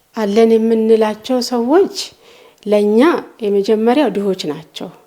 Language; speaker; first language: Amharic; non-native, local second language; Oromo